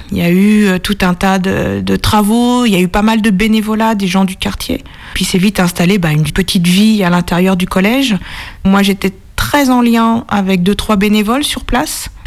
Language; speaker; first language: French; native; French